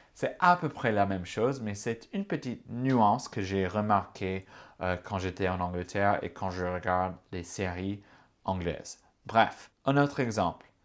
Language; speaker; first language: French; non-native, fluent; English